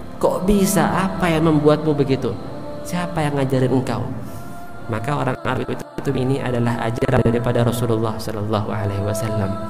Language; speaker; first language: Indonesian; native; Indonesian